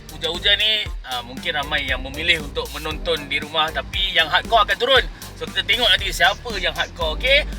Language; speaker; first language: Malay; native; Malay